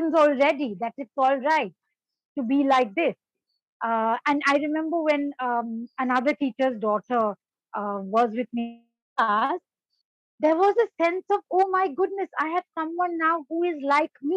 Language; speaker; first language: English; non-native, local second language; Bangla